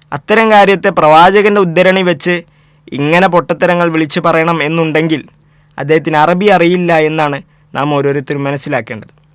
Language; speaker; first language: Malayalam; native; Malayalam